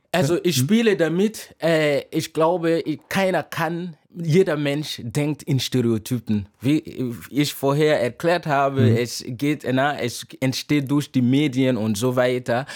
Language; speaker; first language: German; non-native, fluent; Mossi